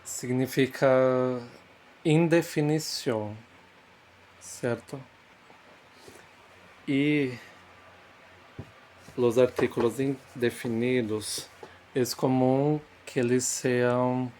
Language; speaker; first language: Spanish; non-native, fluent; Portuguese